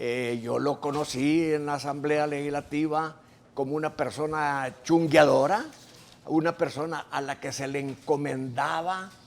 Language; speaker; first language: Spanish; native; Spanish